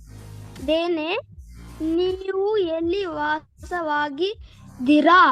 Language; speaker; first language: Kannada; non-native, learner; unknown